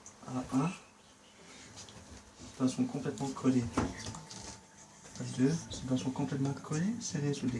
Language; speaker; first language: French; native; French